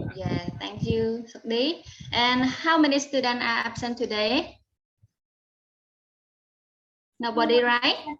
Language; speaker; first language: English; non-native, learner; Khmer